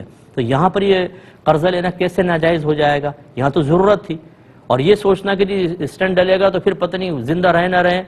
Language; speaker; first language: Urdu; native; Urdu